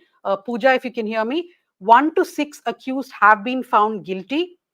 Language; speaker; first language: English; non-native, local second language; Malayalam